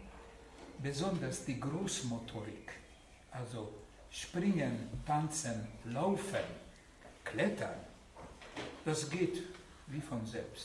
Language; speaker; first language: German; non-native, fluent; Hungarian